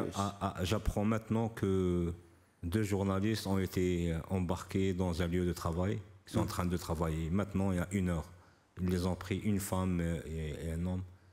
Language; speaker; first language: French; non-native, local second language; Arabic